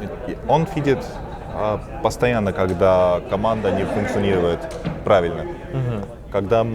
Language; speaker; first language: Russian; early bilingual, heritage; Russian